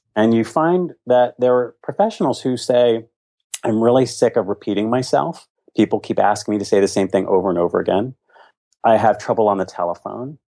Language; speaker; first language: English; native; English